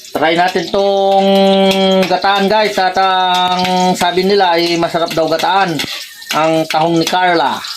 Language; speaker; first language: Filipino; non-native, local second language; Iloko